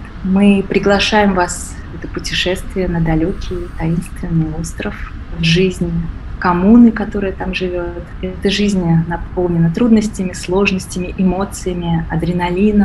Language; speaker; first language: Russian; native; Russian